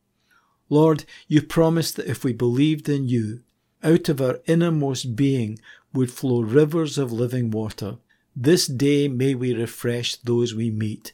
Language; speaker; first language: English; native; English